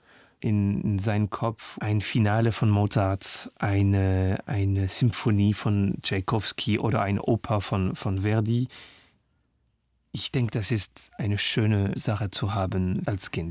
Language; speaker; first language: German; non-native, learner; French